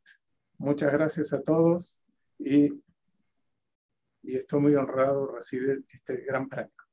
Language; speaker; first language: Spanish; non-native, fluent; English